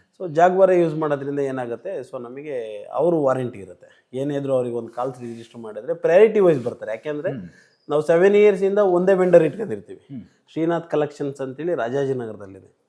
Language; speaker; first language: Kannada; native; Kannada